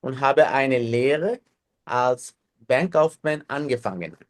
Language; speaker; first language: German; non-native, fluent; Bangla